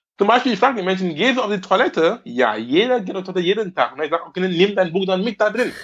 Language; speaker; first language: German; non-native, fluent; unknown